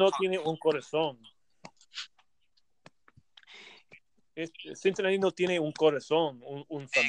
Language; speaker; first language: Spanish; non-native, learner; English